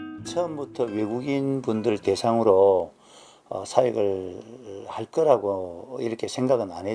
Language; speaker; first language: Korean; native; Korean